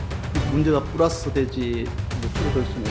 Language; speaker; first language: Korean; native; Korean